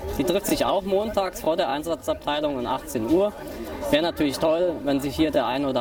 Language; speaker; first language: German; native; German